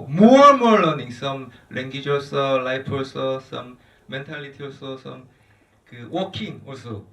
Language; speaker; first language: English; non-native, learner; Korean